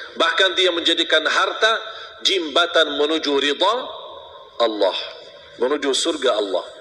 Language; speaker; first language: Malay; non-native, fluent; Arabic